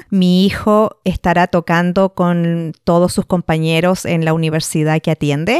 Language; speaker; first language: Spanish; native; Spanish